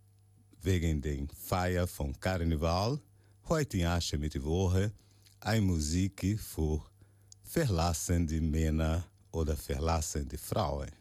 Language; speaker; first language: German; non-native, learner; Portuguese